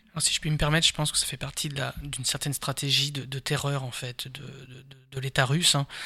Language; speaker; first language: French; native; French